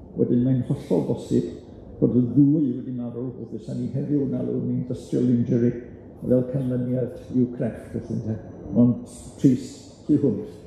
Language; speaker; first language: Welsh; native; Welsh